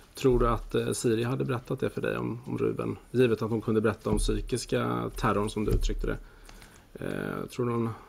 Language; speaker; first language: Swedish; native; Swedish